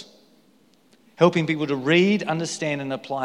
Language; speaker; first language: English; native; English